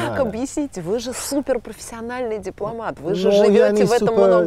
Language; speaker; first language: Russian; native; Russian